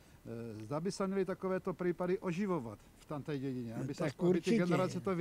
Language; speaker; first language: Czech; native; Czech